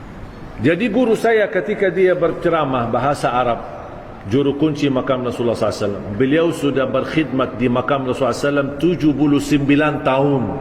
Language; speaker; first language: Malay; non-native, fluent; Arabic